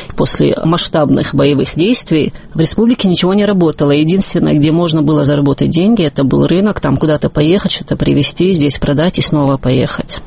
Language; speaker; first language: Russian; non-native, local second language; Chechen